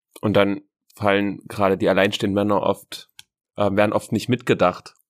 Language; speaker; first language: German; native; German